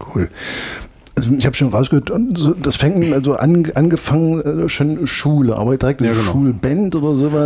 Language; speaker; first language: German; native; German